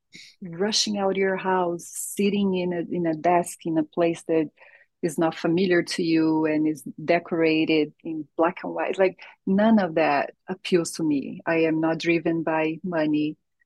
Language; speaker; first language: English; non-native, fluent; Portuguese